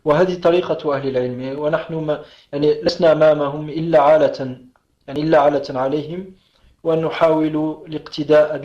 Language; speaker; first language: Arabic; non-native, fluent; French